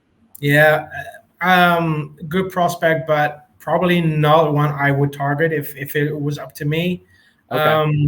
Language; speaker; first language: English; native; English